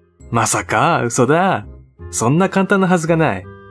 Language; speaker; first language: Japanese; native; Japanese